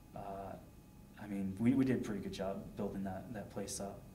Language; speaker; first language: English; native; English